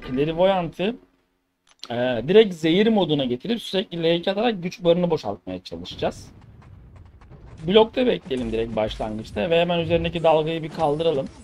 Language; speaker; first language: Turkish; native; Turkish